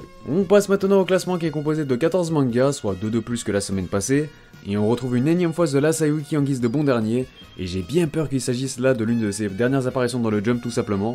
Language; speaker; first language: French; native; French